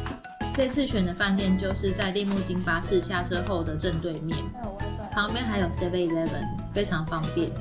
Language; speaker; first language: Chinese; native; Chinese